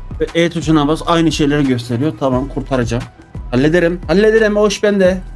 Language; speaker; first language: Turkish; native; Turkish